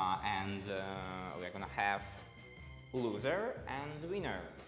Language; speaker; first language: English; non-native, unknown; Russian